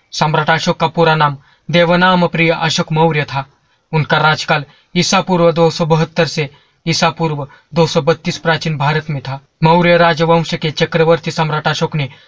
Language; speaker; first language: Hindi; non-native, local second language; Marathi